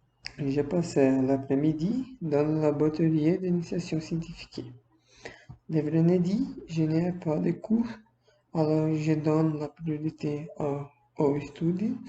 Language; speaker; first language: French; non-native, learner; English